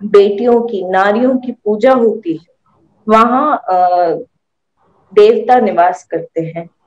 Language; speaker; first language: Hindi; native; Hindi